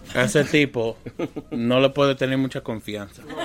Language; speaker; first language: Spanish; early bilingual, heritage; Spanish